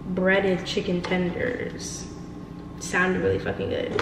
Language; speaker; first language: English; native; English